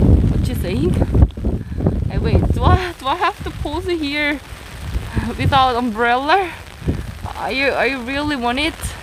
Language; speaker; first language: English; non-native, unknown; Korean